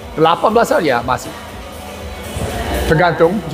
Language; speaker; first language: Indonesian; non-native, learner; English